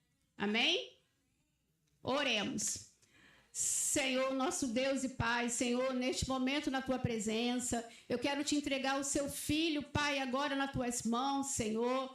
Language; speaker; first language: Portuguese; native; Portuguese